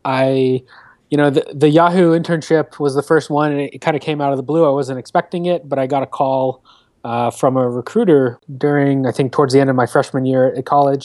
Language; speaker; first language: English; native; English